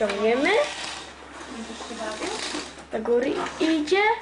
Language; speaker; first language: Polish; early bilingual, other home language; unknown